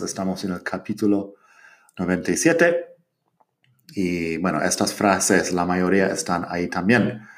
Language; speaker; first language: Spanish; non-native, fluent; English